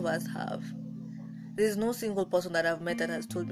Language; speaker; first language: English; non-native, local second language; Kikuyu